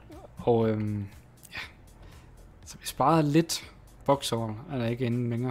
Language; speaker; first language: Danish; native; Danish